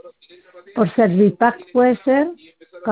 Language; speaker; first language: Spanish; native; Spanish